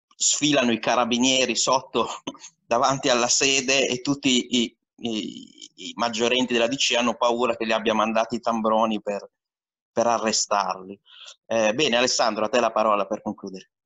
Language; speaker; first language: Italian; native; Italian